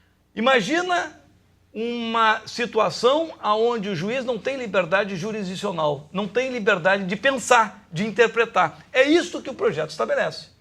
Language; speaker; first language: Portuguese; native; Portuguese